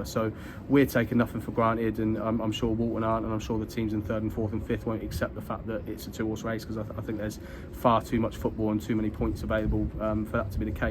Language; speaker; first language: English; native; English